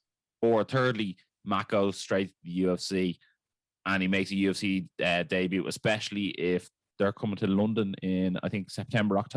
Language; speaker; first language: English; native; English